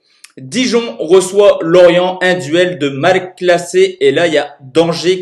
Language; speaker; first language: French; native; French